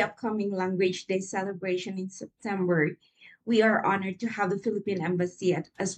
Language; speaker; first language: English; non-native, local second language; Cebuano